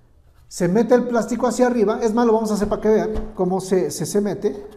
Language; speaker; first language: Spanish; native; Spanish